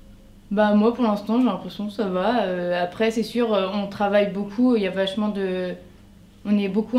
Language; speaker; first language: French; native; French